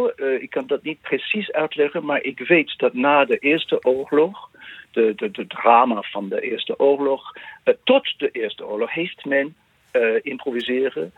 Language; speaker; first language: Dutch; non-native, fluent; English